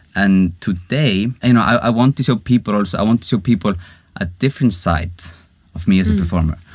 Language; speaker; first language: English; non-native, fluent; Icelandic